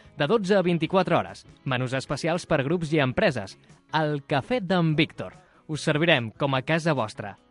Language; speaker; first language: Catalan; native; Catalan